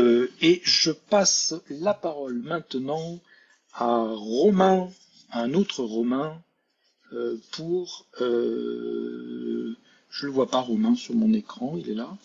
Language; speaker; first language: French; native; French